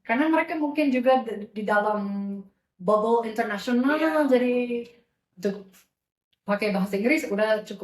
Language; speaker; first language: Indonesian; non-native, fluent; English